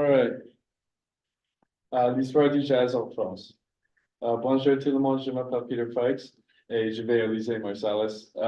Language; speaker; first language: French; non-native, learner; English